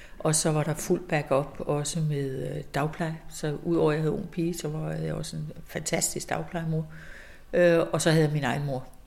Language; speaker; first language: Danish; native; Danish